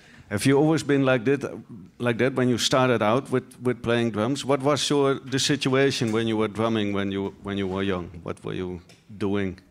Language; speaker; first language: English; non-native, fluent; Dutch